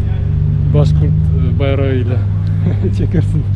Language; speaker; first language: Turkish; non-native, learner; Bashkir